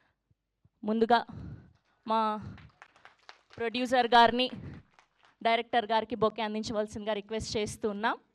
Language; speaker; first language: Telugu; native; Telugu